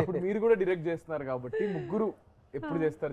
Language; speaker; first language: Telugu; native; Telugu